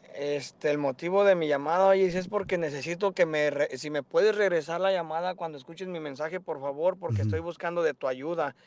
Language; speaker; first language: Spanish; native; Spanish